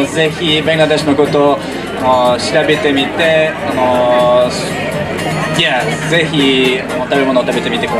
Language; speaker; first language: Japanese; non-native, learner; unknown